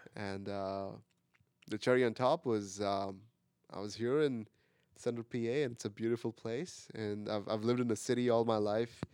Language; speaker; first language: English; non-native, local second language; Marathi